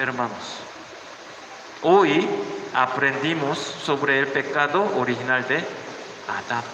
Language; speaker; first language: Spanish; non-native, learner; Korean